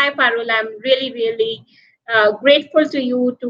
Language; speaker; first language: English; non-native, local second language; Hindi